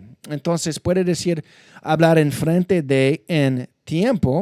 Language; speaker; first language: Spanish; non-native, fluent; English